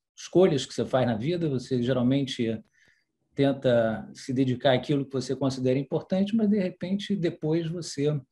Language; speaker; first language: Portuguese; early bilingual, other home language; French